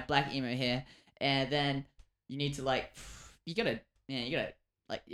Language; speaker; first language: English; native; English